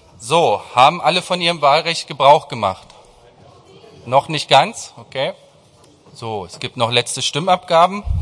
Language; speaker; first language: German; native; German